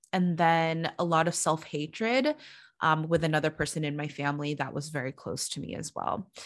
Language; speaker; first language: English; early bilingual, other home language; Filipino